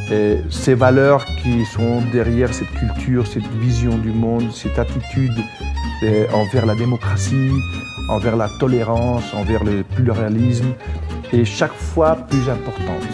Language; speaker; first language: French; non-native, fluent; Spanish